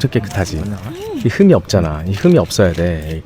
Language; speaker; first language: Korean; native; Korean